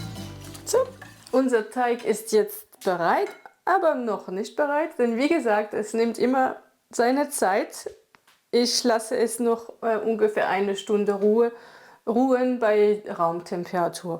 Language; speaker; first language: German; non-native, fluent; French